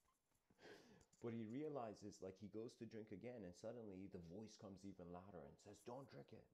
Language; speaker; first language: English; native; English